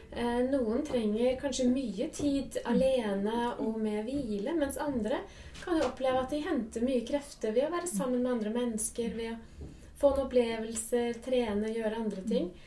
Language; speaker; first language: Norwegian; native; Norwegian